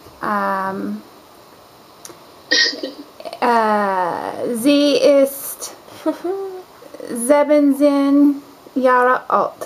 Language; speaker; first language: German; non-native, learner; English